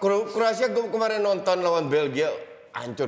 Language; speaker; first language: Indonesian; native; Indonesian